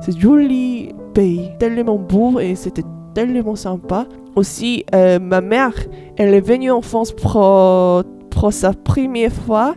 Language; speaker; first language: French; non-native, learner; Korean